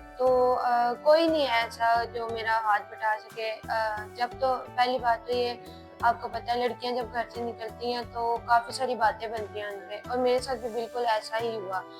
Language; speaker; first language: Urdu; native; Urdu